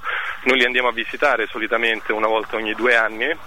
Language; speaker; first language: Italian; native; Italian